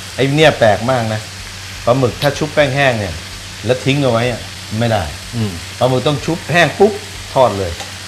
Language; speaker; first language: Thai; native; Thai